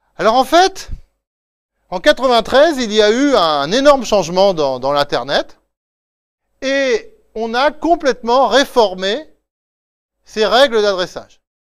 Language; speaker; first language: French; native; French